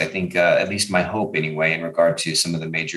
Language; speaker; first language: English; native; English